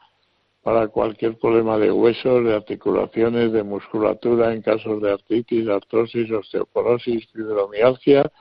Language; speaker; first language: Spanish; native; Spanish